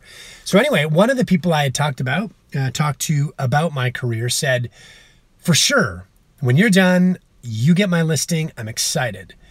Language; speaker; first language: English; native; English